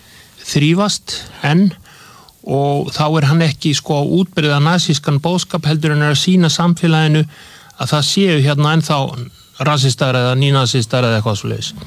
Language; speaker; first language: Icelandic; native; Icelandic